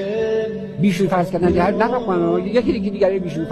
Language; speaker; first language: Persian; native; Persian